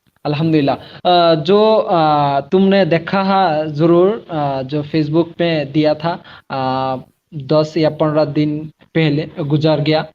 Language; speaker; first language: Hindi; non-native, learner; Bangla